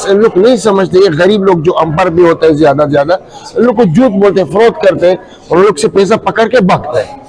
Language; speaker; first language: Hindi; non-native, fluent; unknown